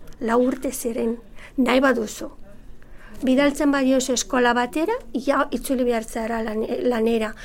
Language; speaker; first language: Basque; non-native, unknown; Bulgarian